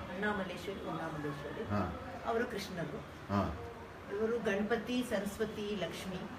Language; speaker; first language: Kannada; non-native, local second language; Tamil